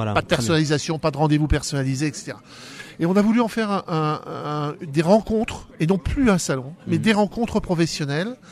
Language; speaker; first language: French; native; French